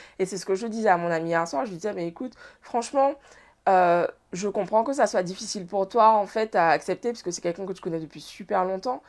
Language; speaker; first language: French; native; French